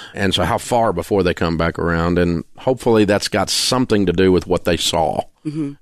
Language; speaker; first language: English; native; English